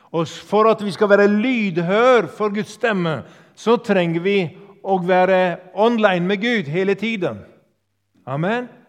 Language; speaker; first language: Norwegian; native; Norwegian